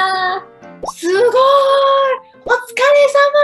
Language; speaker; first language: Japanese; non-native, fluent; Cantonese